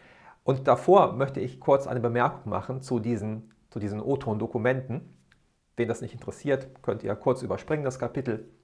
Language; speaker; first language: German; native; German